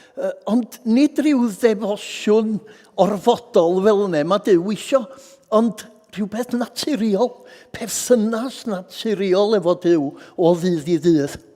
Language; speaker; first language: Welsh; native; Welsh